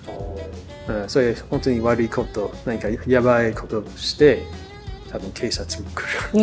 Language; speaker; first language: Japanese; non-native, learner; English